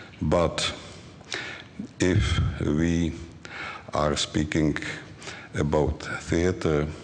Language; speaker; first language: English; non-native, learner; Czech